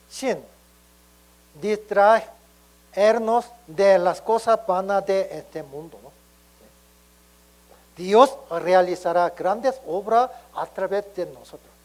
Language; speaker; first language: Spanish; non-native, learner; Korean